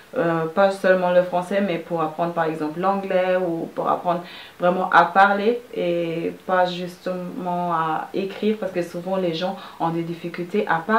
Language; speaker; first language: French; non-native, fluent; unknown